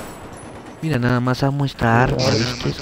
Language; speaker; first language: Spanish; native; Spanish